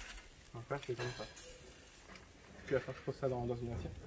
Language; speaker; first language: French; native; French